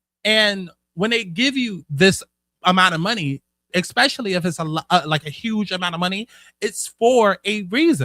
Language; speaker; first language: English; native; English